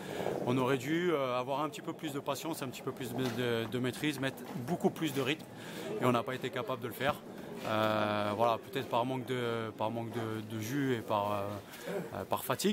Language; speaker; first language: French; native; French